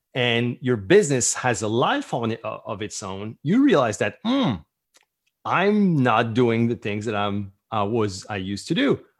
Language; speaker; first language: English; non-native, fluent; French